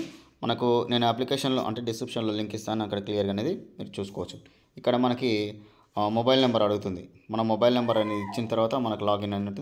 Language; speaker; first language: Telugu; native; Telugu